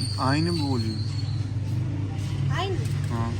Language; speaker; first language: Turkish; non-native, learner; Urdu